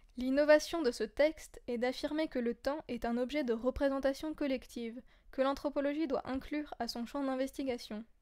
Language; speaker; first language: French; native; French